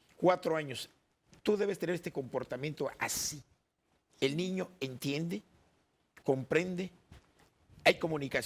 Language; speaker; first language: Spanish; native; Spanish